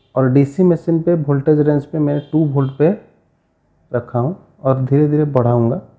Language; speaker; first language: Hindi; non-native, local second language; Odia